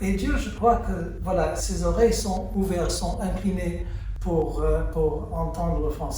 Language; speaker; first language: French; early bilingual, heritage; French